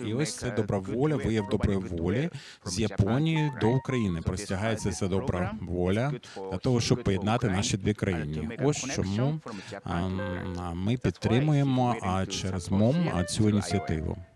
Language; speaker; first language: Ukrainian; non-native, fluent; Japanese